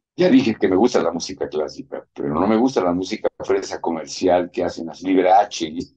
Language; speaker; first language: Spanish; native; Spanish